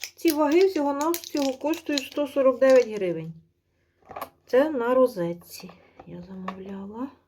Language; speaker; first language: Ukrainian; native; Ukrainian